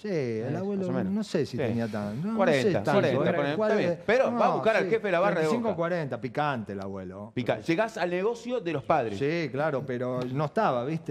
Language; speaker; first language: Spanish; native; Spanish